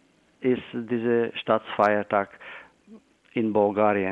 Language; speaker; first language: German; non-native, fluent; Bulgarian